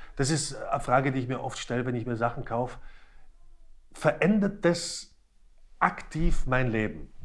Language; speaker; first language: German; early bilingual, other home language; Slovak